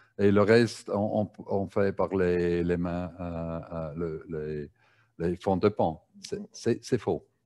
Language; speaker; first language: French; non-native, learner; German